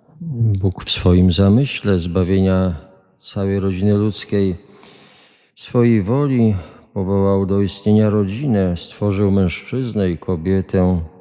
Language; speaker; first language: Polish; native; Polish